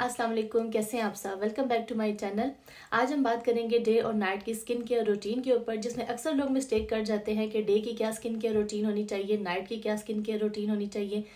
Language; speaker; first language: Urdu; native; Urdu